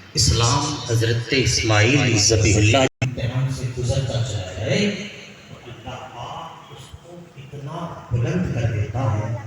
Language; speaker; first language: Urdu; native; Urdu